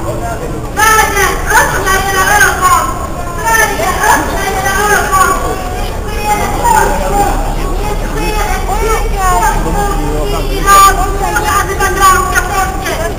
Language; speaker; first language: Swedish; non-native, fluent; Azerbaijani